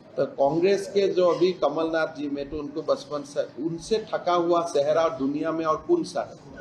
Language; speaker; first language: Hindi; non-native, local second language; Assamese